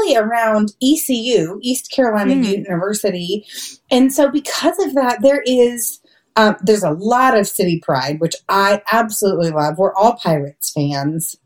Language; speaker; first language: English; native; English